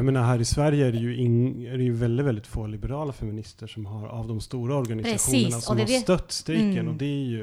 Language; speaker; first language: Swedish; native; Swedish